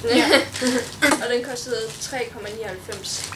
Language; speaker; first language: Danish; native; Danish